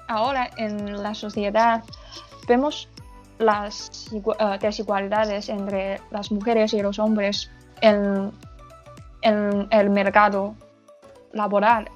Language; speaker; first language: Spanish; non-native, learner; Chinese